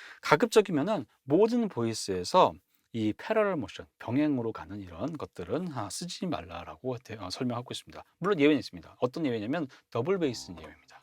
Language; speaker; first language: Korean; native; Korean